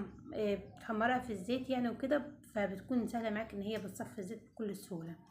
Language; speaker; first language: Arabic; native; Arabic